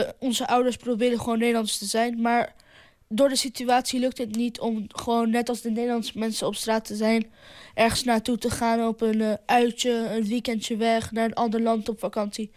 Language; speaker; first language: Dutch; early bilingual, other home language; Arabic